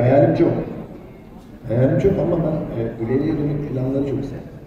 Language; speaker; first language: Turkish; native; Turkish